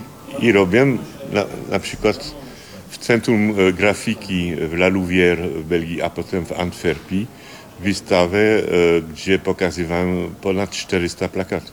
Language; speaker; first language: Polish; early bilingual, heritage; French